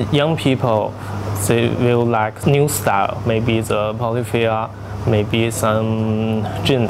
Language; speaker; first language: English; non-native, learner; Chinese